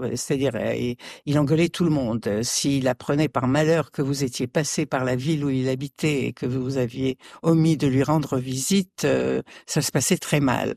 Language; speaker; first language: French; early bilingual, other home language; Arabic